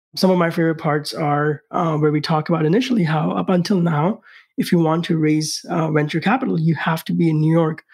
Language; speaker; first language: English; non-native, local second language; Hindi